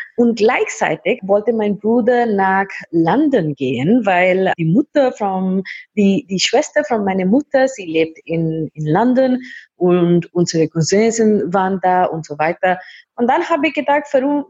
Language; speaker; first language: German; non-native, fluent; Hindi